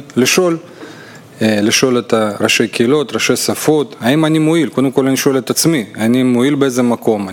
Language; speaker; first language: Hebrew; non-native, fluent; Russian